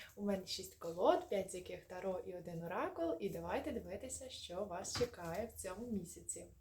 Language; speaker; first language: Ukrainian; non-native, local second language; Russian